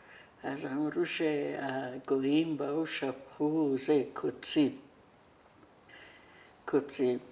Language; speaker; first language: Hebrew; non-native, fluent; Persian